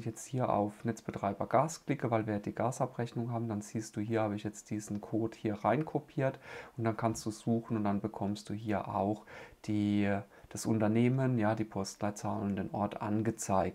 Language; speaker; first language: German; native; German